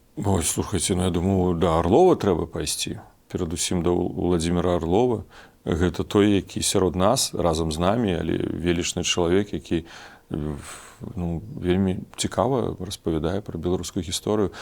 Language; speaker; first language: Belarusian; non-native, local second language; Russian